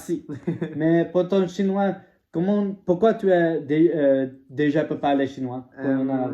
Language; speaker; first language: French; non-native, learner; English